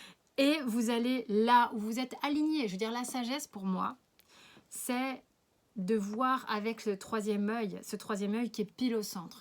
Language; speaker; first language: French; native; French